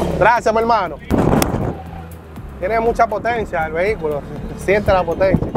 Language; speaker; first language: Spanish; native; Spanish